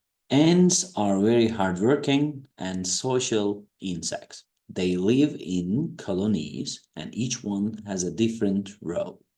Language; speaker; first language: English; non-native, fluent; Turkish